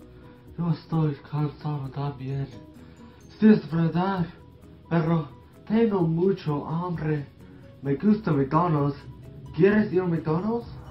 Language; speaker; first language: Spanish; non-native, learner; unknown